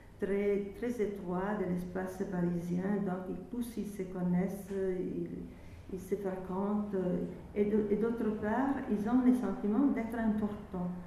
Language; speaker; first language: French; non-native, fluent; Italian